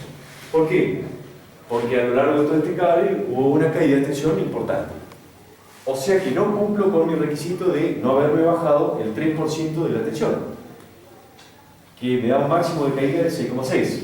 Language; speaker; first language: Spanish; native; Spanish